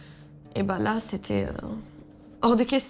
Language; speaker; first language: French; non-native, fluent; Assyrian Neo-Aramaic